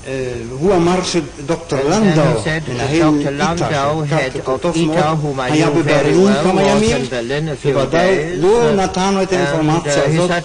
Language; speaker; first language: Hebrew; non-native, fluent; German